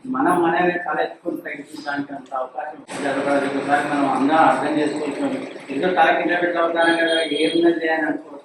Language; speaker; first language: Telugu; native; Telugu